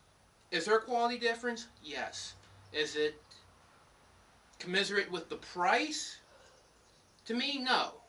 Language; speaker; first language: English; native; English